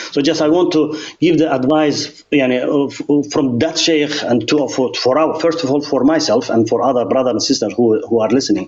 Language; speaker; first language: English; non-native, learner; Azerbaijani